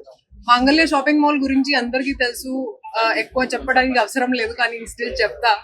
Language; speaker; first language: Telugu; non-native, learner; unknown